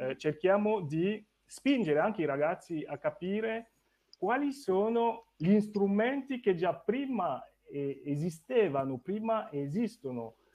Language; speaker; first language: Italian; non-native, fluent; French